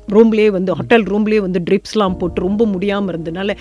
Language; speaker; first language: Tamil; early bilingual, heritage; Tamil